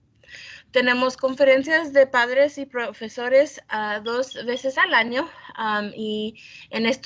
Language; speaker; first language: Spanish; early bilingual, heritage; Spanish